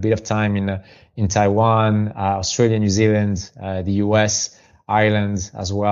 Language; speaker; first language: English; non-native, fluent; French